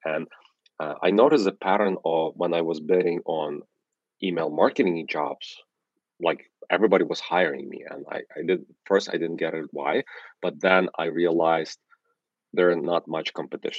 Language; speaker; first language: English; non-native, fluent; Ukrainian